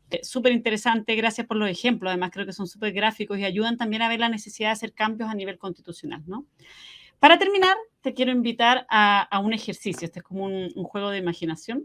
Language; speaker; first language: Spanish; native; Spanish